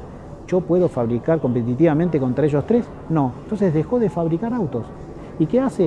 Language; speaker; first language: Spanish; native; Spanish